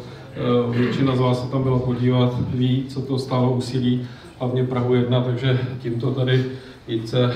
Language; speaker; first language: Czech; native; Czech